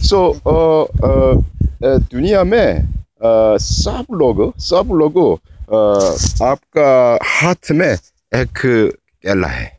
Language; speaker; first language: Hindi; non-native, learner; Korean